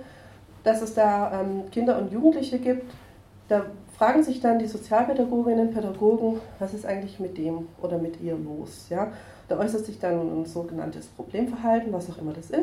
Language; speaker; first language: German; native; German